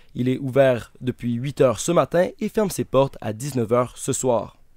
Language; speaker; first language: French; native; French